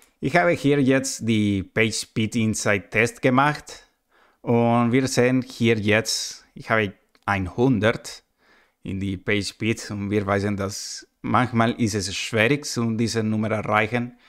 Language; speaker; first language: German; non-native, learner; Spanish